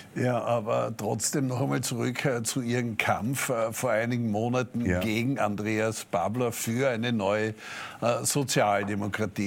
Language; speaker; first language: German; native; German